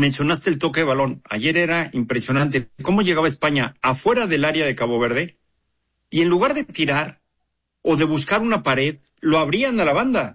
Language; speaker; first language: Spanish; native; Spanish